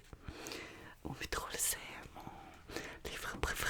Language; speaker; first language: French; non-native, learner; Russian